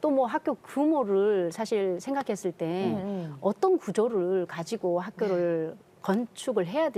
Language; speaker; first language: Korean; native; Korean